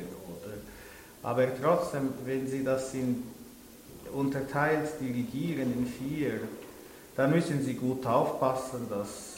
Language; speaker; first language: German; non-native, local second language; French